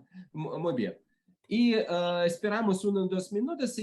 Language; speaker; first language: Spanish; non-native, learner; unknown